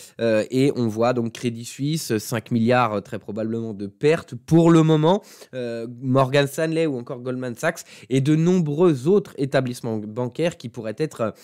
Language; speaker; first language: French; native; French